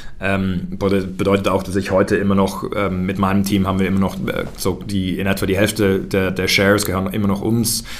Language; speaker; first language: German; early bilingual, heritage; German